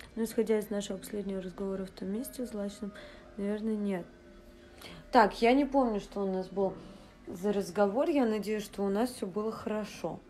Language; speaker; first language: Russian; native; Russian